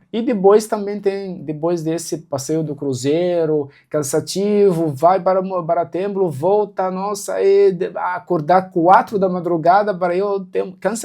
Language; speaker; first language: Portuguese; non-native, local second language; Arabic